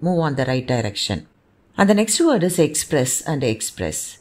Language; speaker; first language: English; non-native, local second language; Tamil